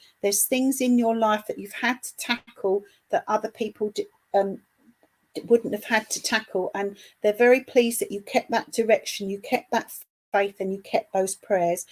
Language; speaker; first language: English; native; English